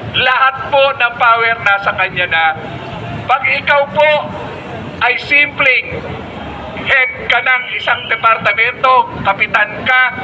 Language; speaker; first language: Filipino; native; Filipino